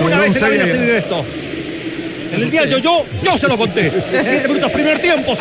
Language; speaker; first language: Spanish; native; Spanish